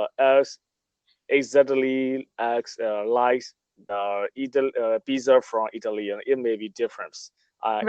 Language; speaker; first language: English; non-native, learner; Burmese